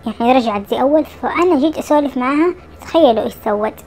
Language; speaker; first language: Arabic; native; Arabic